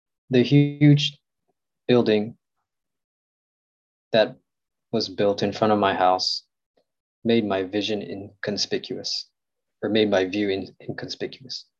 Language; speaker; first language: English; non-native, fluent; Japanese